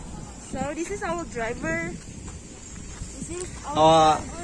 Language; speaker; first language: English; non-native, learner; Indonesian